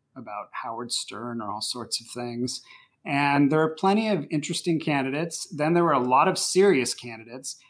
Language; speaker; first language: English; native; English